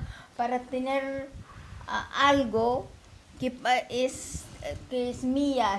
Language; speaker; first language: Spanish; non-native, learner; Filipino